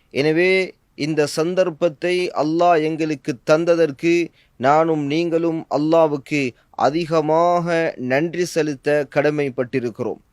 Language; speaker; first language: Tamil; native; Tamil